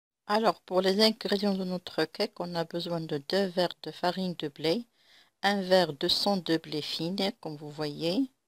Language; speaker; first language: French; non-native, local second language; Arabic